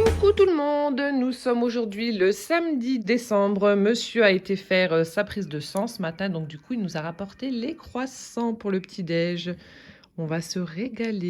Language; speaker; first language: French; native; French